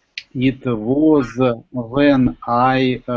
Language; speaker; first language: English; non-native, learner; Russian